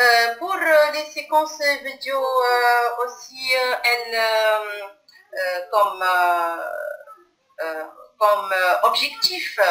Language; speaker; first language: French; non-native, local second language; Arabic